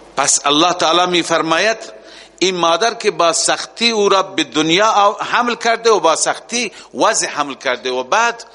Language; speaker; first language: Persian; native; Persian